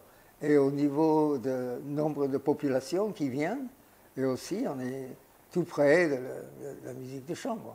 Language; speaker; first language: French; non-native, fluent; English